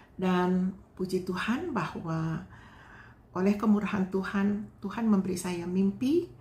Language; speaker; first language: Indonesian; non-native, local second language; Balinese